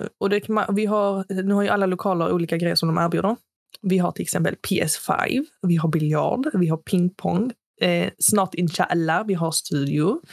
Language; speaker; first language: Swedish; early bilingual, other home language; Arabic